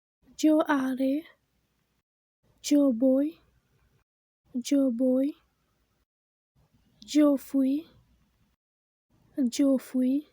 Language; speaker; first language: Spanish; non-native, fluent; Haitian Creole